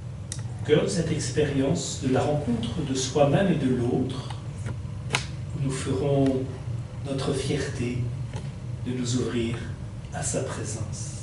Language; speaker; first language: French; native; French